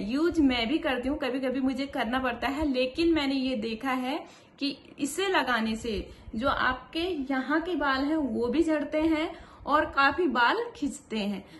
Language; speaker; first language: Hindi; native; Hindi